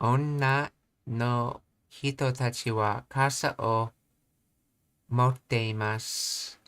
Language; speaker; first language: Japanese; non-native, learner; English